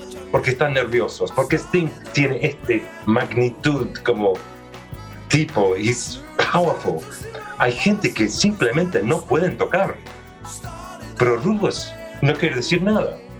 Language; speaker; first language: Spanish; early bilingual, other home language; English